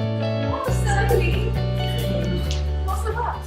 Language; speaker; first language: French; non-native, learner; English